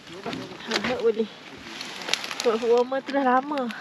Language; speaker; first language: Malay; native; Malay